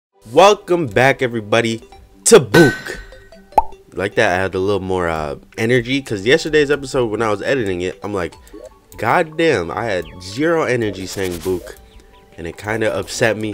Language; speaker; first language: English; native; English